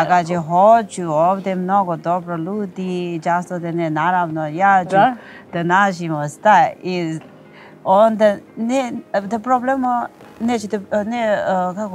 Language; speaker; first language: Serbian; non-native, learner; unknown